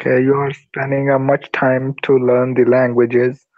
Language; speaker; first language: English; non-native, learner; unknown